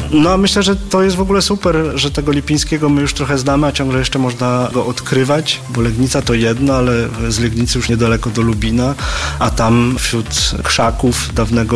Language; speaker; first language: Polish; native; Polish